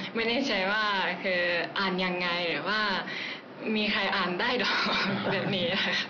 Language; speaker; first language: Thai; non-native, fluent; Japanese